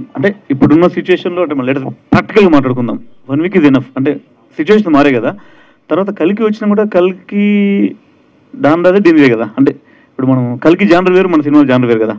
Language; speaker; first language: Telugu; native; Telugu